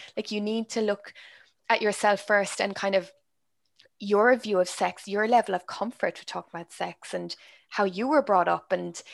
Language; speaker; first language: English; native; English